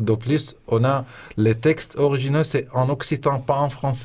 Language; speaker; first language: French; non-native, fluent; Arabic